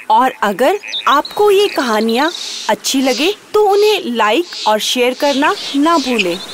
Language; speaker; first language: Hindi; native; Hindi